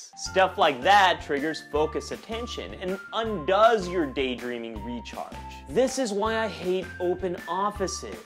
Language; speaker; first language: English; native; English